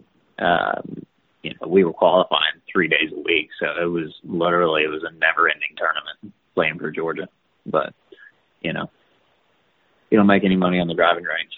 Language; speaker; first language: English; native; English